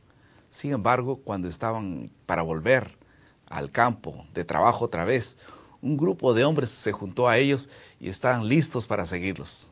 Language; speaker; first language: Spanish; non-native, fluent; Portuguese